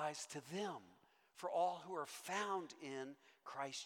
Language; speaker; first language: English; native; English